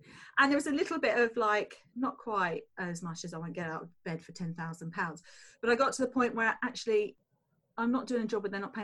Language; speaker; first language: English; native; English